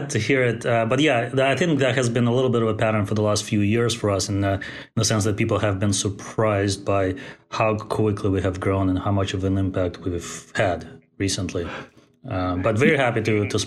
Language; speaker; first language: English; non-native, fluent; Russian